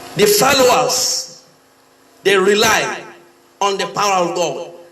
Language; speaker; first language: English; non-native, local second language; Yoruba